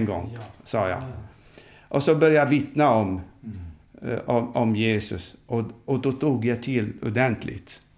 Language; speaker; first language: Swedish; non-native, fluent; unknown